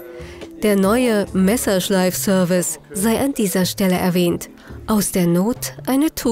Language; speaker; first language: German; native; German